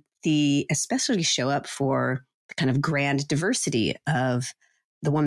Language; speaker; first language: English; native; English